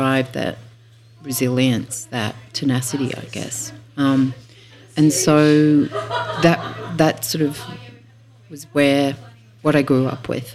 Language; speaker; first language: English; native; English